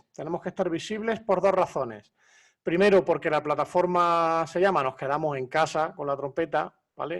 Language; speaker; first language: Spanish; native; Spanish